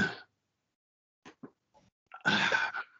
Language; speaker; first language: English; early bilingual, other home language; French